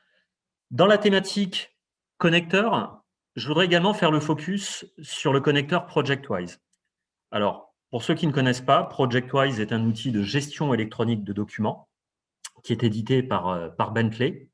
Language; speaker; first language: French; native; French